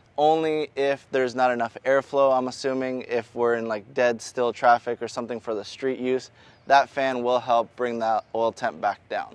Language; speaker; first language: English; native; English